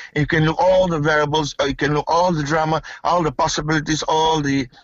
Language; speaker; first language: English; non-native, local second language; Malay